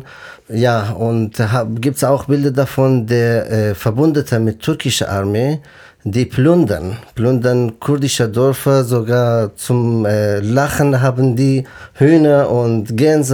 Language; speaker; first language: German; non-native, fluent; Kurdish